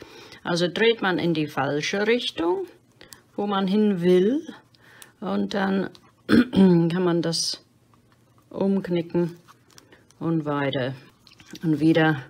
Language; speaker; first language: German; non-native, fluent; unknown